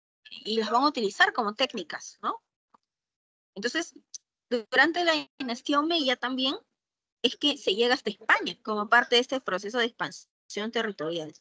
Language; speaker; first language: Spanish; native; Spanish